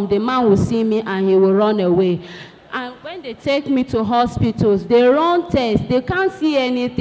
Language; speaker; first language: English; non-native, local second language; Igbo